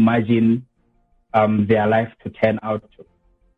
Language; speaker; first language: English; non-native, local second language; Southern Sotho